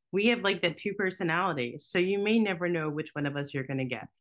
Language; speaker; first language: English; native; English